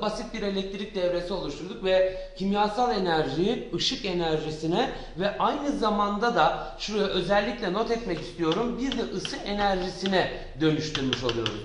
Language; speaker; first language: Turkish; native; Turkish